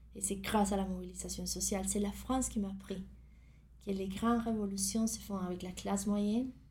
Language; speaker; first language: French; non-native, fluent; Spanish